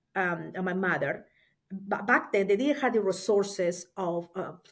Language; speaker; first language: English; non-native, fluent; Spanish